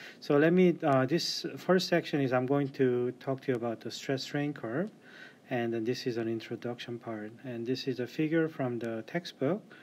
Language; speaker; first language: English; non-native, fluent; Korean